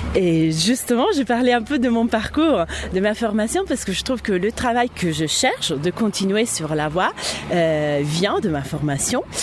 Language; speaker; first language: French; non-native, fluent; Italian